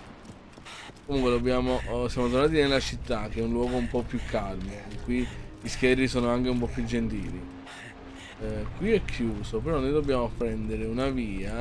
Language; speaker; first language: Italian; native; Italian